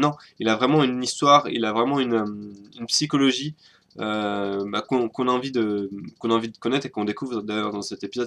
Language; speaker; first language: French; native; French